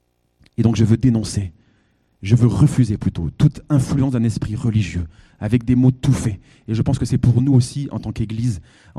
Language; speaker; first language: French; native; French